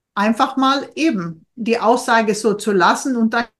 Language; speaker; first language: German; non-native, fluent; Swedish